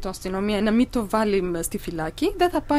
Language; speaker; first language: Greek; non-native, learner; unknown